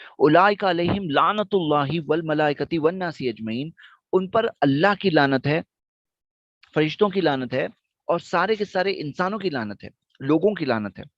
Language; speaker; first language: Urdu; non-native, local second language; Gujarati